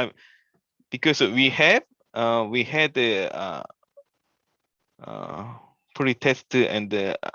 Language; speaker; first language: English; non-native, learner; Korean